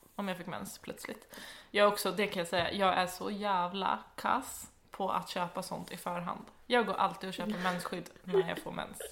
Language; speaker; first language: Swedish; native; Swedish